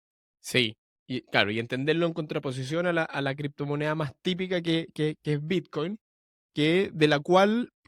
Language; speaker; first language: Spanish; native; Spanish